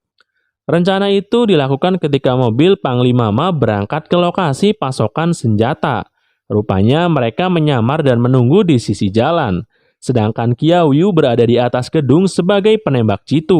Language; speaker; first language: Indonesian; native; Indonesian